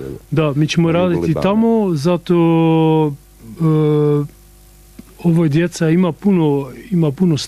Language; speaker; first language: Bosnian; non-native, learner; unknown